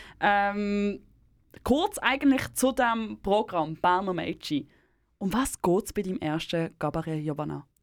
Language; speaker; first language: German; native; German